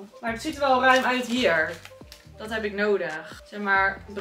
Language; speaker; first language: Dutch; native; Dutch